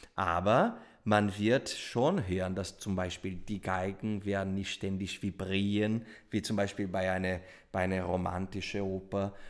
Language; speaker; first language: German; non-native, fluent; Portuguese